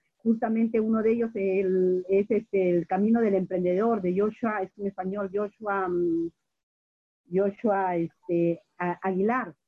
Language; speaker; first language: Spanish; native; Spanish